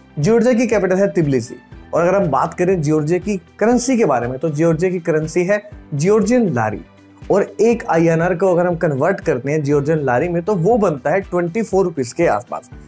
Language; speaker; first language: Hindi; native; Hindi